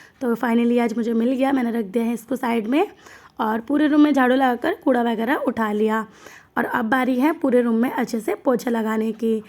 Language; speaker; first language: Hindi; non-native, local second language; Bangla